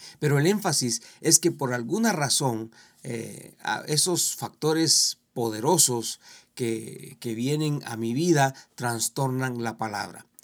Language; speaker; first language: Spanish; native; Spanish